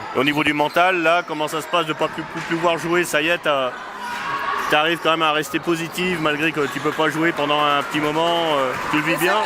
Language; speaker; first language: French; native; French